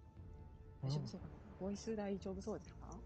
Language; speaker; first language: Japanese; native; Japanese